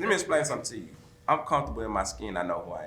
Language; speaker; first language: English; native; English